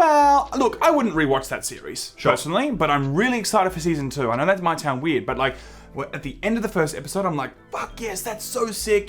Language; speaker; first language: English; native; English